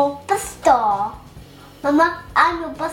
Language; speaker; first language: English; native; English